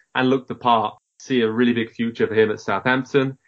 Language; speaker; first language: English; native; English